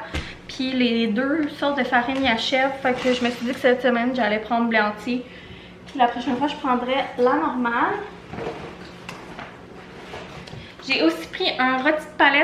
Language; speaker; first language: French; native; French